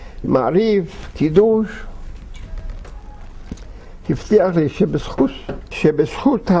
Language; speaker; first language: Hebrew; non-native, fluent; Yiddish